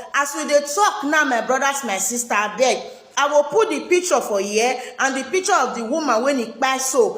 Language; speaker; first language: Nigerian Pidgin; native; Nigerian Pidgin